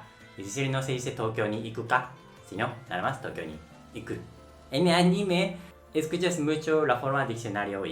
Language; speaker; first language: Spanish; non-native, local second language; Japanese